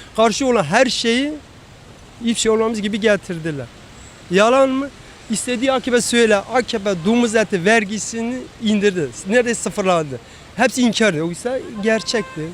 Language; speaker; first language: Turkish; non-native, local second language; Kurdish